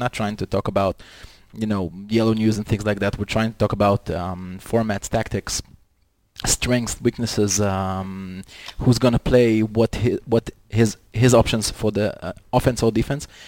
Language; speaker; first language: English; non-native, fluent; Hebrew